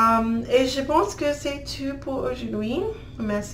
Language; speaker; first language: French; non-native, learner; English